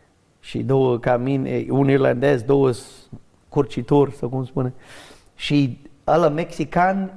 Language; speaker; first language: Romanian; non-native, learner; English